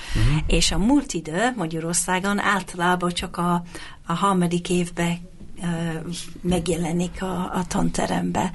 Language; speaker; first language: Hungarian; non-native, fluent; English